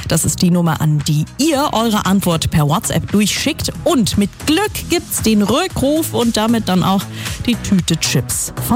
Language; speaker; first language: German; native; German